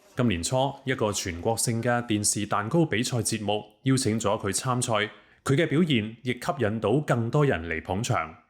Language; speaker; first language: Cantonese; native; Cantonese